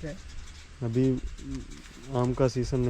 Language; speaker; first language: Hindi; non-native, local second language; Malayalam